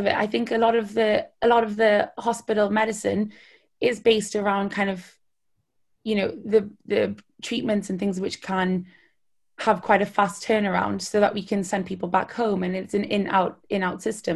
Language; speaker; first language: English; native; English